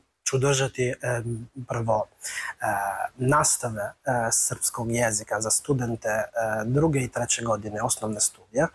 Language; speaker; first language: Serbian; non-native, fluent; Italian